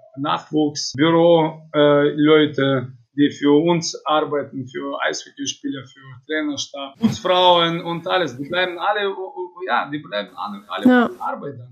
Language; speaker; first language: German; non-native, fluent; Russian